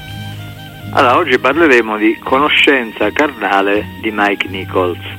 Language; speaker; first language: Italian; native; Italian